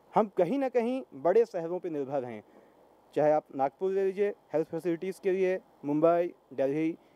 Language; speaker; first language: Hindi; native; Hindi